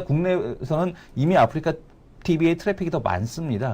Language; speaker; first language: Korean; native; Korean